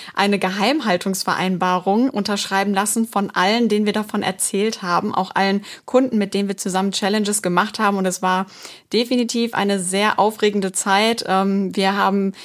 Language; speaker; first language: German; native; German